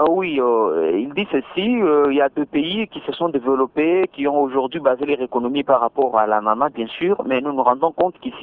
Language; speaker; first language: French; non-native, local second language; Luba-Lulua